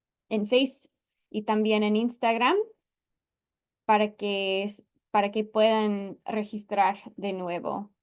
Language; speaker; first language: Spanish; non-native, fluent; English